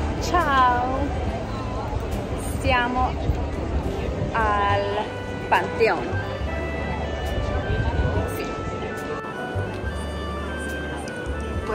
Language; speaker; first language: Italian; non-native, learner; English